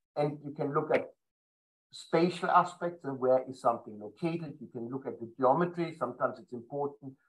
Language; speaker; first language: English; non-native, fluent; German